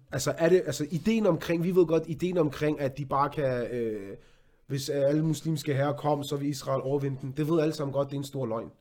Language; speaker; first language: Danish; early bilingual, other home language; Arabic